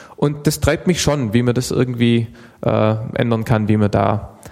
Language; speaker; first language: German; native; German